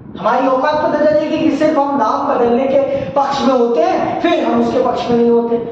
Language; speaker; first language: Hindi; native; Hindi